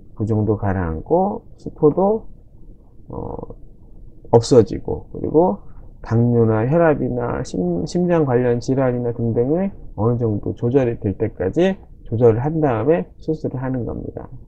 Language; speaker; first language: Korean; native; Korean